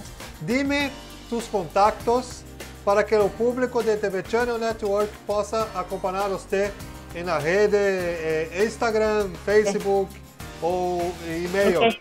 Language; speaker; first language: Spanish; non-native, learner; Portuguese